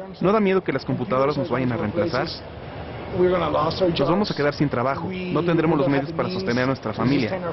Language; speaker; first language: Spanish; native; Spanish